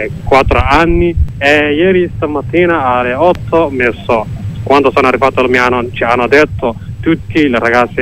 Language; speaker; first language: Italian; non-native, learner; Somali